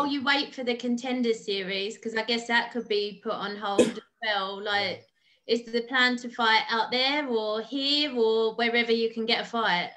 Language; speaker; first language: English; native; English